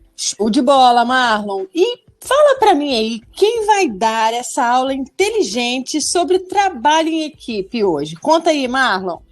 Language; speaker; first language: Portuguese; native; Portuguese